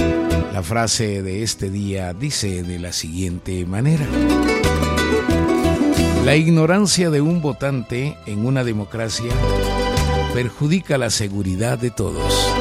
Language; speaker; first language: Spanish; native; Spanish